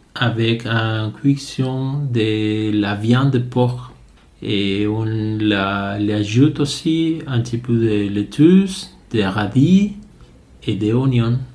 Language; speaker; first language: French; non-native, learner; Spanish